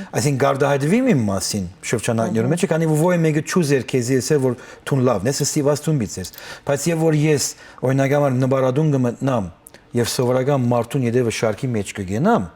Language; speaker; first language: Armenian; early bilingual, heritage; Armenian